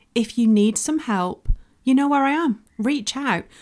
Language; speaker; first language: English; native; English